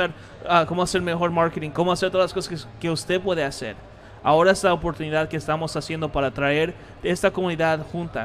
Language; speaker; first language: Spanish; early bilingual, heritage; Spanish